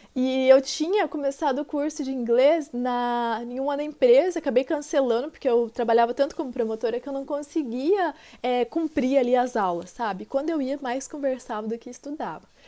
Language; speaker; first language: Portuguese; native; Portuguese